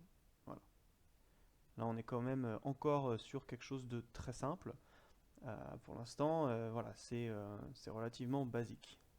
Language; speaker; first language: French; native; French